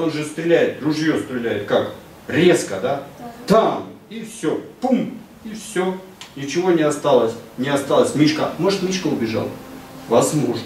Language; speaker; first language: Russian; native; Russian